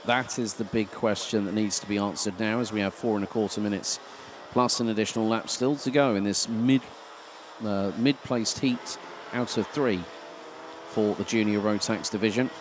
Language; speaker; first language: English; non-native, fluent; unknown